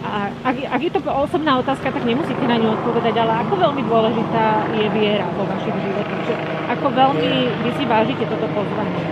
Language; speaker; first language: Slovak; native; Slovak